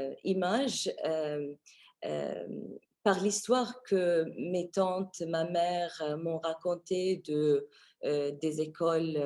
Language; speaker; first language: French; non-native, fluent; Arabic